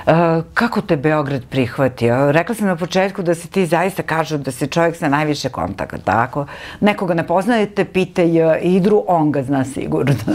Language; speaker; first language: Serbian; native; Serbian